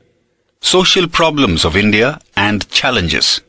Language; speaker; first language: English; non-native, local second language; Gujarati